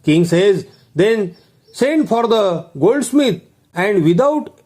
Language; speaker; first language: English; non-native, local second language; Marathi